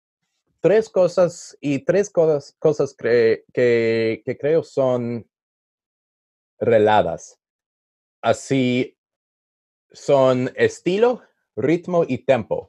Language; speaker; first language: Spanish; non-native, learner; English